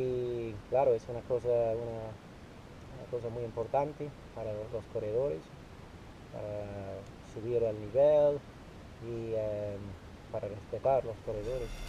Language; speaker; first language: Spanish; non-native, fluent; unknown